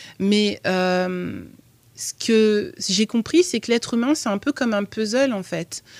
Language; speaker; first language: French; native; French